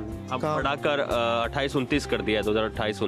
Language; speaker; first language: Hindi; native; Hindi